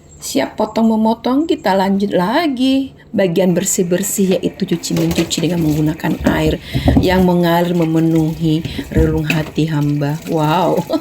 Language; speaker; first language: Indonesian; non-native, local second language; Minangkabau